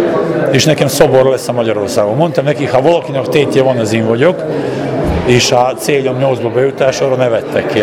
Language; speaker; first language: Hungarian; non-native, fluent; Serbian